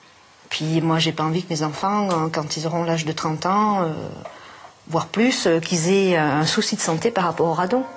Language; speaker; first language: French; native; French